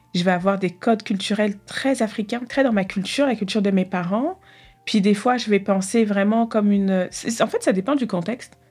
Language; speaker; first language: French; native; French